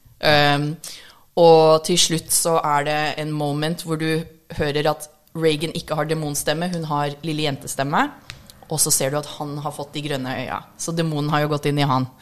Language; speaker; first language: Norwegian; non-native, fluent; English